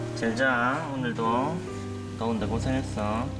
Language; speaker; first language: Korean; native; Korean